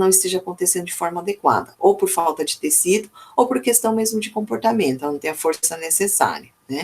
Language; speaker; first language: Portuguese; native; Portuguese